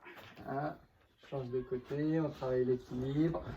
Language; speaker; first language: French; native; French